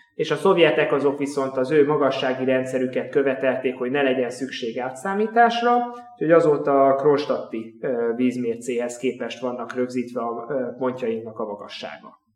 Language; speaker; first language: Hungarian; native; Hungarian